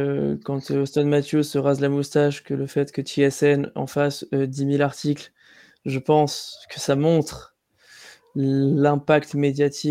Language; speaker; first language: French; native; French